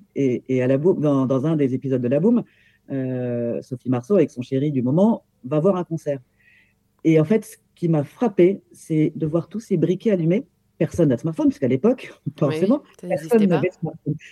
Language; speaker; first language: French; native; French